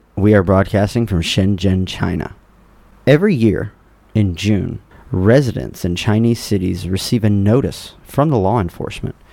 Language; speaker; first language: English; native; English